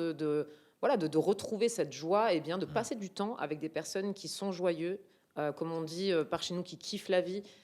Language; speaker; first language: French; native; French